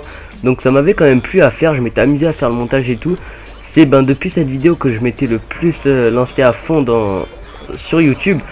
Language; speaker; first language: French; native; French